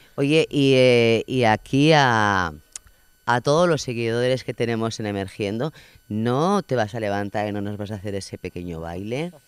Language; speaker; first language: Spanish; non-native, local second language; Catalan